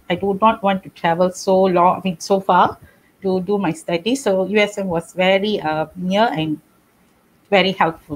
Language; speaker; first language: English; non-native, local second language; Tamil